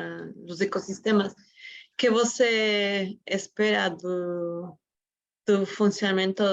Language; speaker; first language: Portuguese; non-native, learner; Spanish